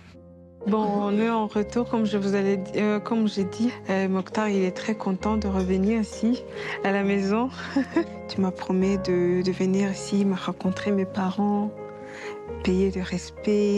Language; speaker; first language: French; non-native, local second language; Kinyarwanda